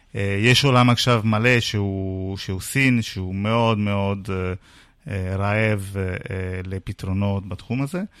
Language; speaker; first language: Hebrew; non-native, fluent; Italian